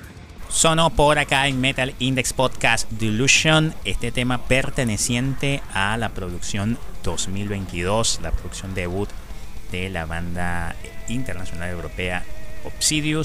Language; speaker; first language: Spanish; native; Spanish